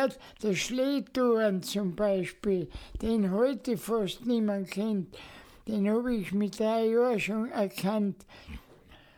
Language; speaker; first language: German; native; German